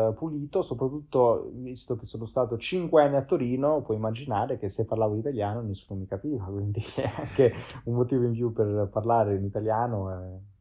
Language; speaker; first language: Italian; native; Italian